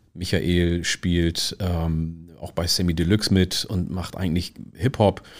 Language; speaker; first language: German; early bilingual, other home language; Oromo